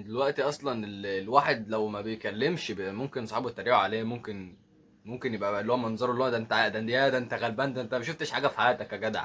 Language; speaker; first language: Arabic; native; Arabic